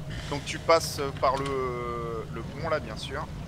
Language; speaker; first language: French; native; French